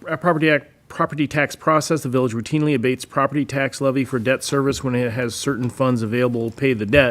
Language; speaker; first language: English; native; English